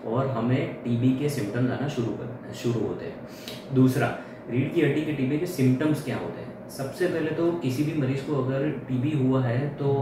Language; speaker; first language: Hindi; non-native, local second language; Gujarati